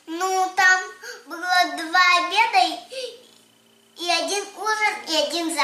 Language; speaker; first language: Russian; early bilingual, heritage; Russian